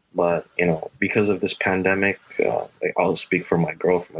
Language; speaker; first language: English; early bilingual, other home language; Filipino